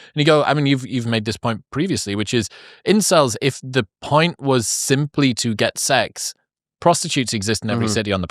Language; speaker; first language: English; native; English